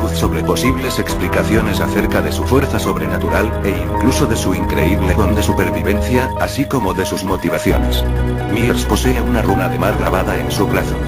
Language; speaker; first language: Spanish; native; Spanish